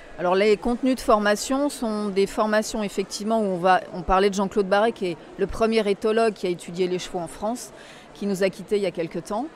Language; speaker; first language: French; native; French